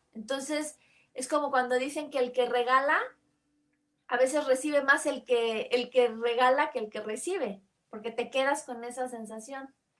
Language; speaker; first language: Spanish; native; Spanish